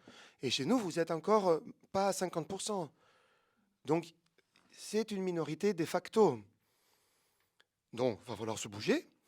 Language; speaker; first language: French; native; French